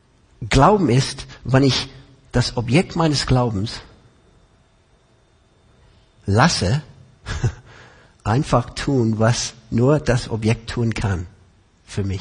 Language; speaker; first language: German; non-native, fluent; English